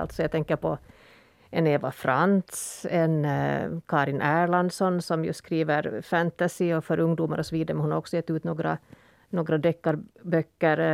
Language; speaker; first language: Swedish; native; Swedish